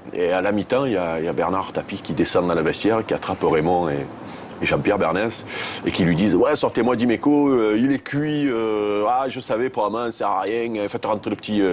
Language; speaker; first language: French; native; French